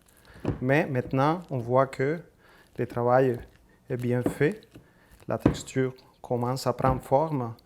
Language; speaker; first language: French; non-native, fluent; Spanish